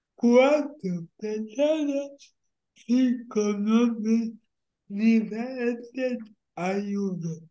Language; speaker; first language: Spanish; native; Spanish